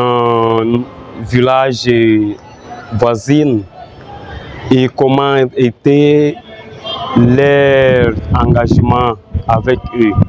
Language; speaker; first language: French; non-native, learner; Portuguese